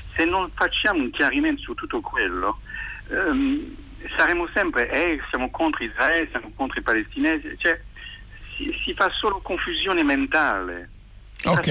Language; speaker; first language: Italian; non-native, fluent; French